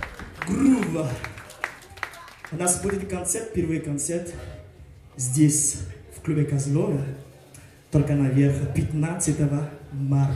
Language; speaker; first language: Russian; non-native, fluent; French